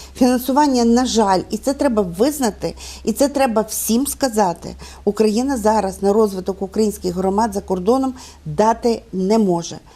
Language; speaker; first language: Ukrainian; native; Ukrainian